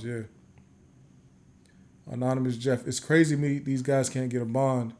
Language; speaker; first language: English; native; English